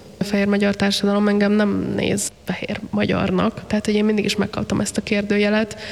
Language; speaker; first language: Hungarian; native; Hungarian